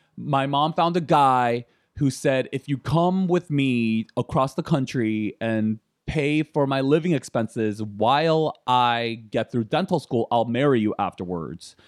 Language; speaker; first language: English; early bilingual, other home language; Korean